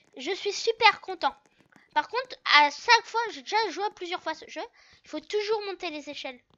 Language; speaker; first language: French; native; French